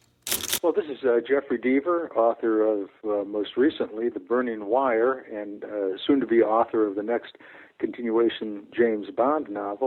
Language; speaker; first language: English; native; English